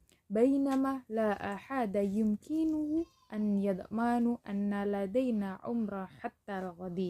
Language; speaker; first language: Arabic; non-native, learner; Indonesian